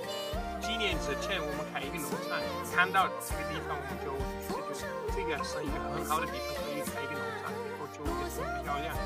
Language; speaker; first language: Chinese; non-native, learner; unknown